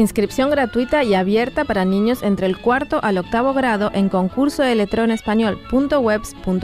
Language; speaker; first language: Spanish; native; Spanish